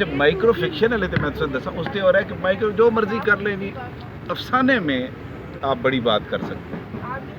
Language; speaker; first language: Urdu; non-native, local second language; Punjabi